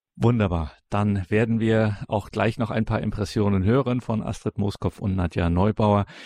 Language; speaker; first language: German; native; German